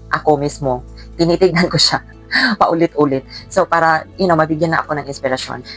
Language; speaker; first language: Filipino; non-native, local second language; Cebuano